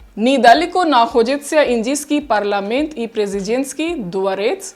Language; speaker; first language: Russian; non-native, fluent; Hindi